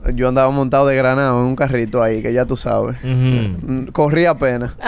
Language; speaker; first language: Spanish; native; Spanish